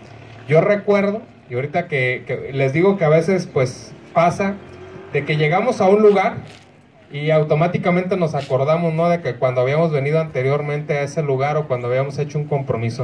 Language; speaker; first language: Spanish; native; Spanish